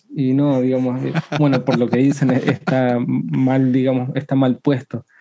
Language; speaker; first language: Spanish; native; Spanish